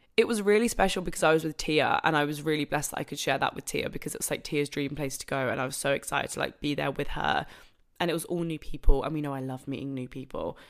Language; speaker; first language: English; native; English